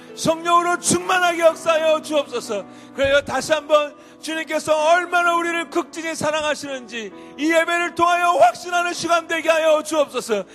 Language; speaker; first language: Korean; native; Korean